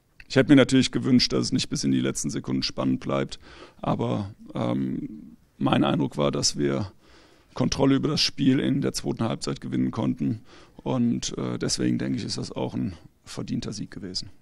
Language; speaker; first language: German; native; German